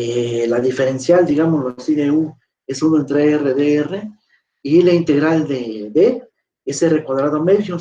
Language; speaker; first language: Spanish; native; Spanish